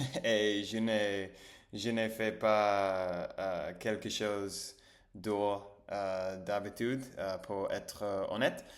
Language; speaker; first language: French; non-native, learner; English